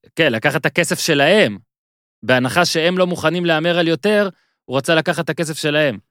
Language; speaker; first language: Hebrew; native; Hebrew